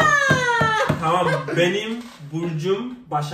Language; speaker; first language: Turkish; non-native, fluent; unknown